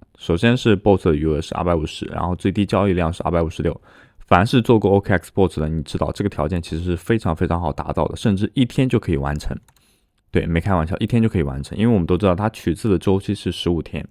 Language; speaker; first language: Chinese; native; Chinese